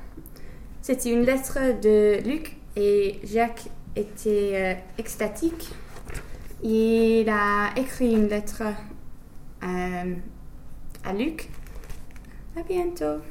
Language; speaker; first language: French; non-native, learner; English